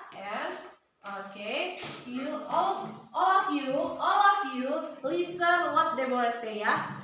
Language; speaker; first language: English; non-native, learner; Indonesian